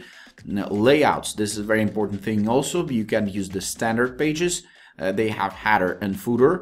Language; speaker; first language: English; non-native, fluent; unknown